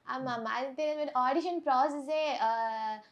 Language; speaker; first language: Tamil; non-native, local second language; Malayalam